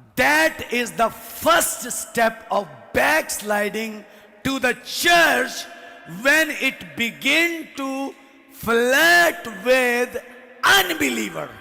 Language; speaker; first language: English; non-native, local second language; Punjabi